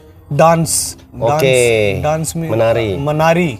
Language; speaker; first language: Indonesian; non-native, learner; Hindi